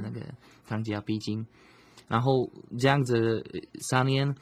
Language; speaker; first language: Chinese; non-native, fluent; Slovak